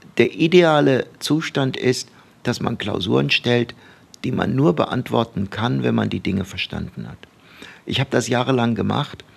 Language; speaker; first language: German; early bilingual, other home language; Turkish